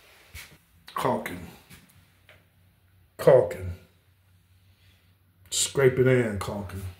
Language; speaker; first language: English; native; English